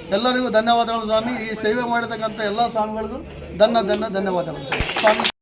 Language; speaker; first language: Kannada; native; Kannada